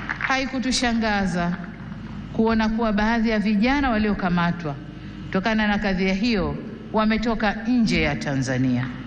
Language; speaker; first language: Swahili; native; Swahili